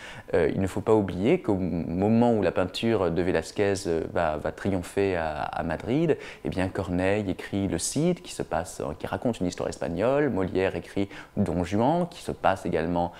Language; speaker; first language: French; native; French